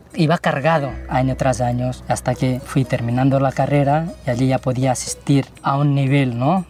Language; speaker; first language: Spanish; early bilingual, other home language; Nepali